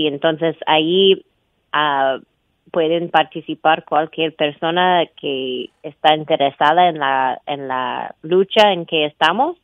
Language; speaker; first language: Spanish; non-native, fluent; English